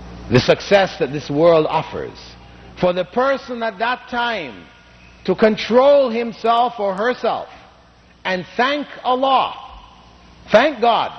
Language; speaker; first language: English; non-native, fluent; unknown